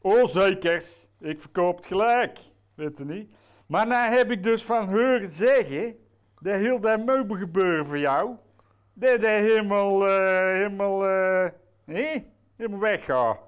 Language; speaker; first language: Dutch; native; Dutch